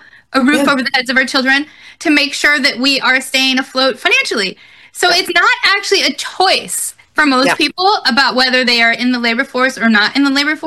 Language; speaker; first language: English; native; English